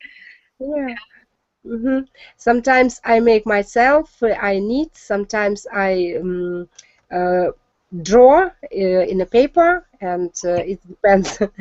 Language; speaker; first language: English; non-native, learner; Russian